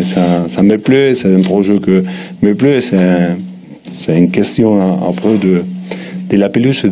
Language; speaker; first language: French; non-native, learner; Spanish